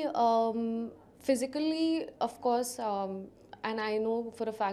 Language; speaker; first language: Hindi; native; Hindi